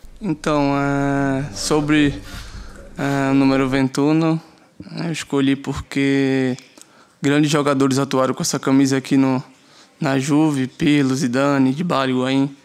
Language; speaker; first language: Portuguese; native; Portuguese